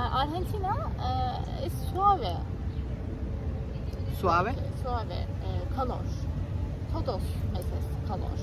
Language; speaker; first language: Spanish; non-native, learner; Turkish